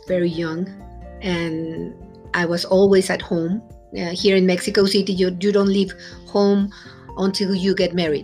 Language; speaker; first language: English; non-native, fluent; Spanish